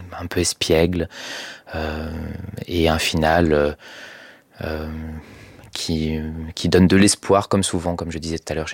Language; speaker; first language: French; native; French